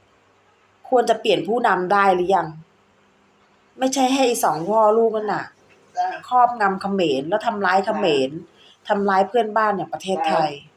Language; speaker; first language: Thai; native; Thai